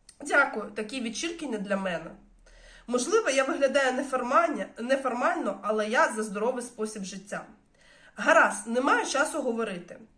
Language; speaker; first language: Ukrainian; non-native, local second language; Russian